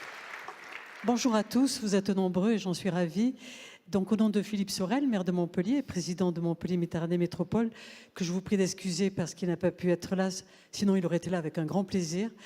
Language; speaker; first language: French; native; French